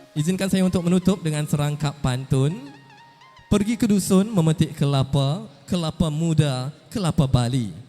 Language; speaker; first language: Malay; native; Malay